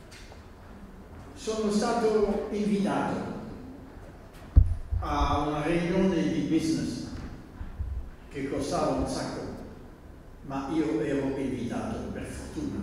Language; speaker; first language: Italian; non-native, fluent; Dutch